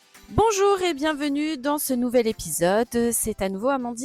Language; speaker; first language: French; native; French